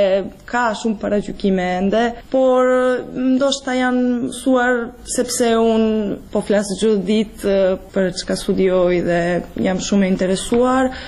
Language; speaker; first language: Albanian; non-native, fluent; Serbian